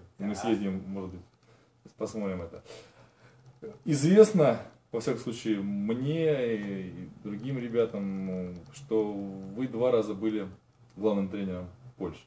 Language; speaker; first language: Russian; native; Russian